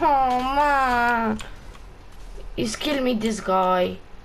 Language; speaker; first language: English; non-native, learner; Romanian